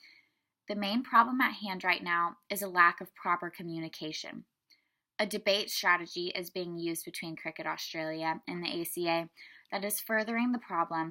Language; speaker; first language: English; native; English